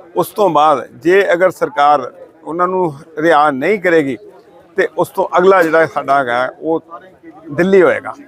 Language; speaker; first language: Punjabi; non-native, local second language; Hindi